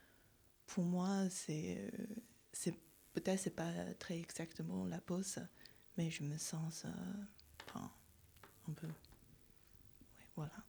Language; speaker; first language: French; non-native, fluent; Chinese